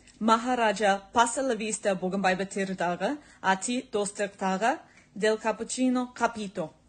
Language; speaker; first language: Kazakh; non-native, learner; English